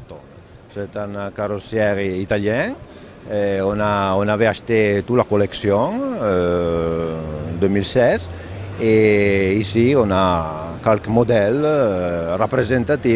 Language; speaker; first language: French; non-native, fluent; Italian